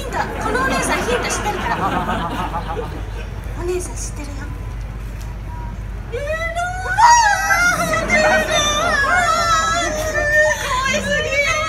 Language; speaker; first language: Japanese; native; Japanese